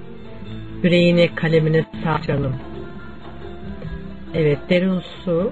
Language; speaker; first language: Turkish; native; Turkish